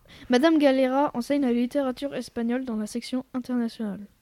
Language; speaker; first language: French; native; French